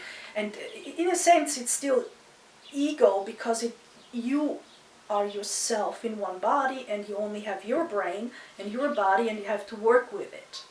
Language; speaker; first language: English; non-native, fluent; German